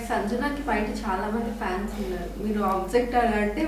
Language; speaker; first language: Telugu; native; Telugu